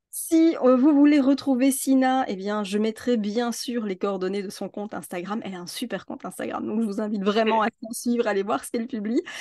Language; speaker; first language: French; native; French